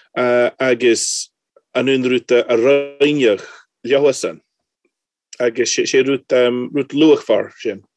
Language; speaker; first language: Irish; non-native, fluent; English